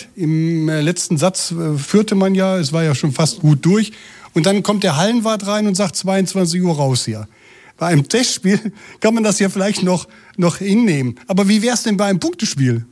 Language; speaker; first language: German; native; German